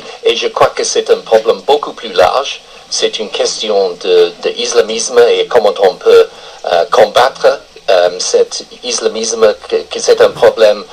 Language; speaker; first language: French; non-native, fluent; English